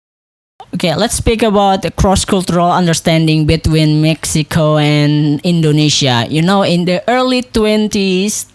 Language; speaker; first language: English; non-native, local second language; Indonesian